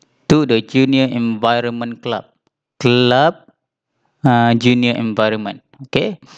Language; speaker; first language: English; non-native, local second language; Malay